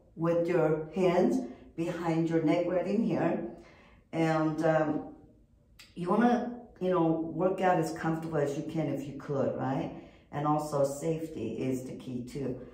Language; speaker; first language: English; non-native, fluent; Korean